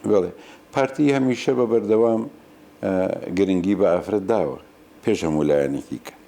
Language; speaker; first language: Central Kurdish; non-native, local second language; Gurani